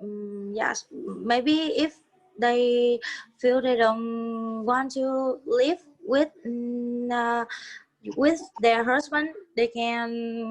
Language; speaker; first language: English; non-native, learner; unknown